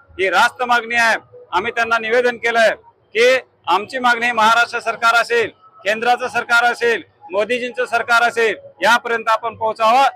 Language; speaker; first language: Marathi; non-native, local second language; Lambadi